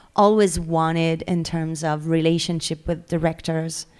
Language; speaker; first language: English; non-native, fluent; French